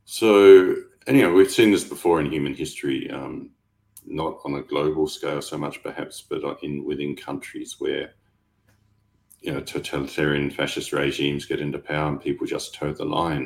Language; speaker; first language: English; native; English